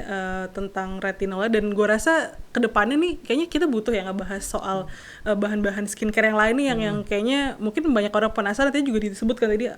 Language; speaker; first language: Indonesian; native; Indonesian